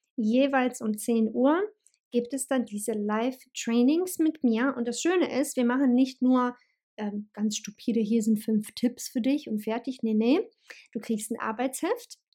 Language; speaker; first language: German; early bilingual, other home language; Bosnian